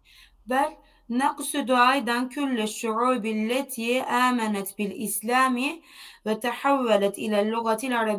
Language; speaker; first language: Arabic; non-native, learner; Turkish